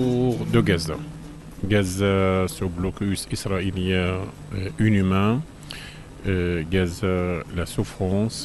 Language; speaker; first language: French; non-native, fluent; Arabic